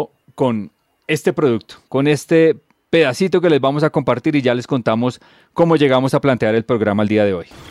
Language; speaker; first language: Spanish; native; Spanish